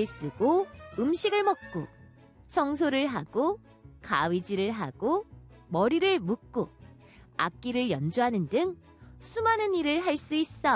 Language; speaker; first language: Korean; native; Korean